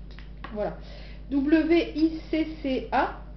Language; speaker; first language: French; native; French